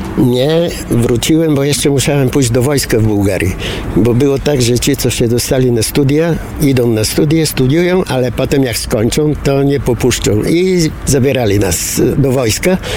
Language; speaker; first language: Polish; non-native, fluent; Bulgarian